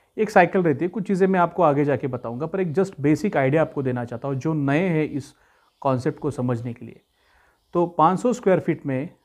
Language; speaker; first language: Hindi; non-native, local second language; Marathi